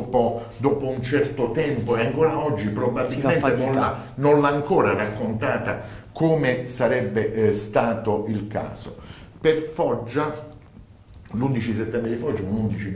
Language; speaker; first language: Italian; native; Italian